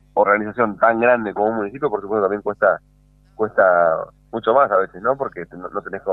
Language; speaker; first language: Spanish; native; Spanish